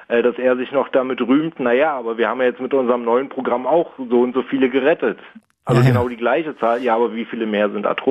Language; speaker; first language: German; native; German